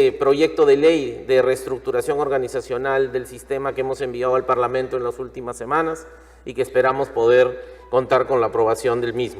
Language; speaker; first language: Spanish; native; Spanish